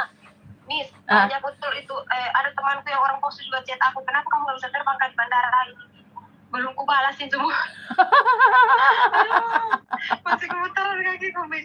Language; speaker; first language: Indonesian; native; Indonesian